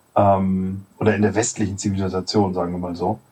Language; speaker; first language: German; native; German